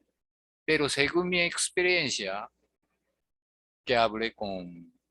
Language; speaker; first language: Spanish; non-native, fluent; Japanese